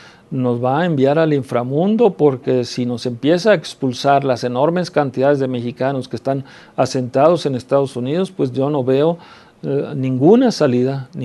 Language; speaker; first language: Spanish; native; Spanish